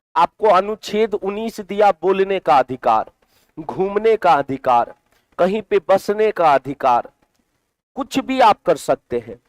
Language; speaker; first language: Hindi; native; Hindi